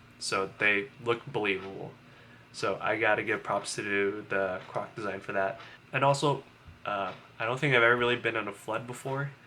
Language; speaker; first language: English; native; English